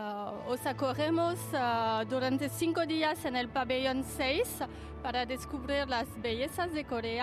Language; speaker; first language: Spanish; non-native, fluent; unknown